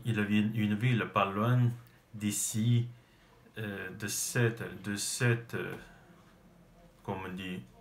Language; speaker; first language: French; non-native, learner; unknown